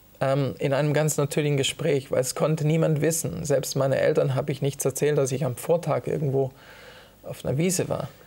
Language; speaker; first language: German; early bilingual, other home language; Italian